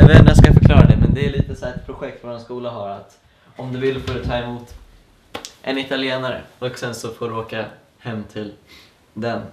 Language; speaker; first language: Swedish; native; Swedish